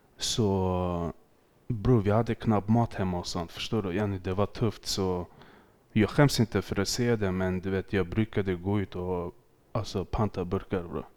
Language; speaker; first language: Swedish; early bilingual, other home language; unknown